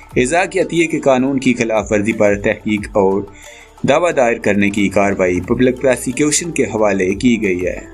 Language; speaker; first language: Urdu; native; Urdu